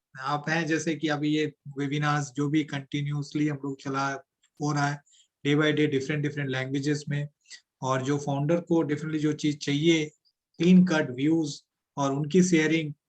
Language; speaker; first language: Hindi; non-native, local second language; Bangla